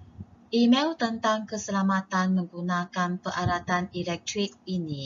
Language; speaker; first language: Indonesian; non-native, local second language; Chinese